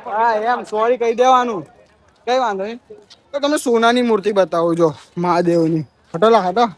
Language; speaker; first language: Gujarati; native; Gujarati